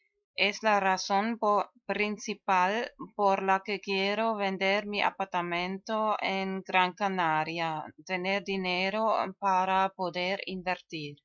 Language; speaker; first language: Spanish; non-native, fluent; German